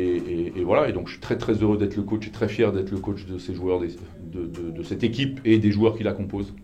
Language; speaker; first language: French; native; French